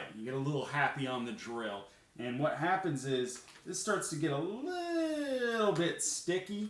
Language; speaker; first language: English; native; English